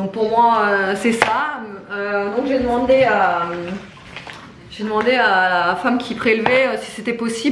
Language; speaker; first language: French; native; French